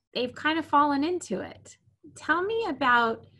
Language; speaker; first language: English; native; English